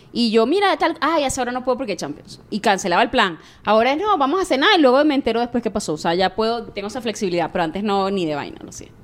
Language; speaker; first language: Spanish; native; Spanish